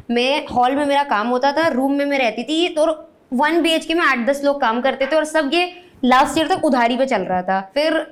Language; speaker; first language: Hindi; native; Hindi